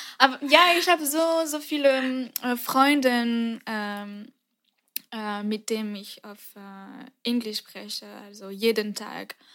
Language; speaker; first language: German; non-native, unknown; French